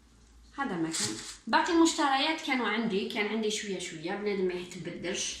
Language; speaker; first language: Arabic; native; Arabic